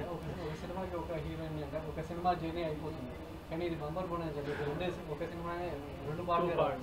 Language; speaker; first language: Telugu; native; Telugu